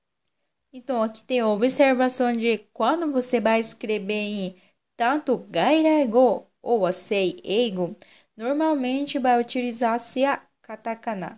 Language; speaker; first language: Portuguese; non-native, local second language; Japanese